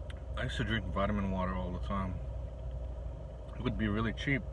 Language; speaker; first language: English; native; English